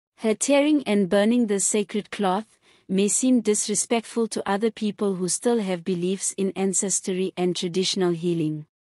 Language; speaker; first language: English; non-native, local second language; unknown